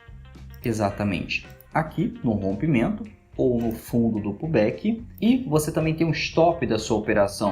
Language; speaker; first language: Portuguese; native; Portuguese